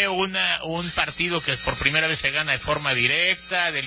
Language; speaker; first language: Spanish; native; Spanish